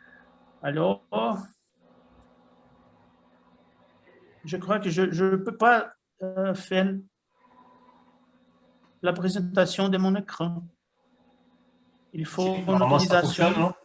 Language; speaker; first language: French; non-native, fluent; Portuguese